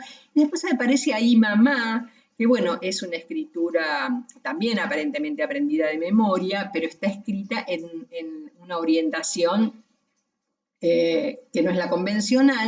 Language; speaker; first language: Spanish; native; Spanish